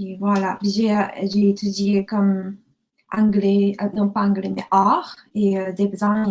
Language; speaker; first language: French; non-native, learner; Japanese